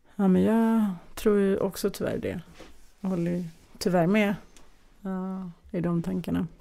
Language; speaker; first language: Swedish; early bilingual, other home language; Russian